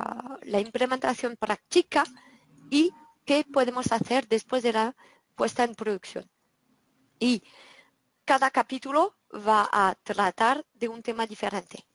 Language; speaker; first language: Spanish; non-native, fluent; French